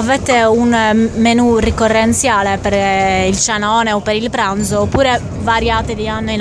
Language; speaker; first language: Italian; native; Italian